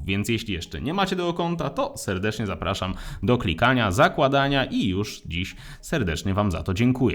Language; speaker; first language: Polish; native; Polish